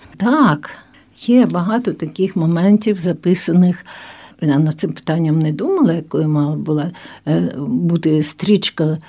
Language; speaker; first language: Ukrainian; non-native, local second language; Russian